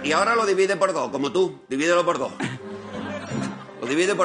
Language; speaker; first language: Spanish; native; Spanish